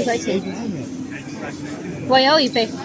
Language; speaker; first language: Chinese; non-native, learner; Urdu